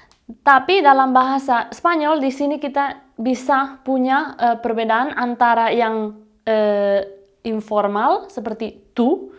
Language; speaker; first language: Indonesian; non-native, fluent; Spanish